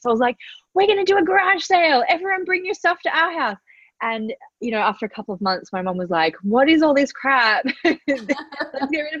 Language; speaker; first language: English; native; English